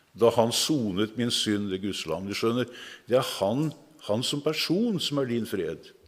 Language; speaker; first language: Norwegian; native; Norwegian